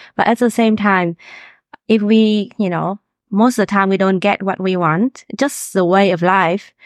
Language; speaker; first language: English; non-native, fluent; Vietnamese